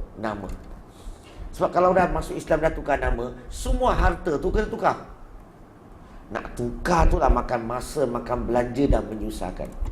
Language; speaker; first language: Malay; non-native, local second language; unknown